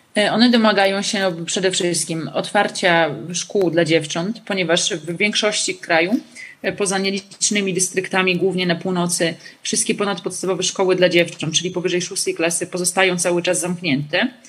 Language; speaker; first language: Polish; native; Polish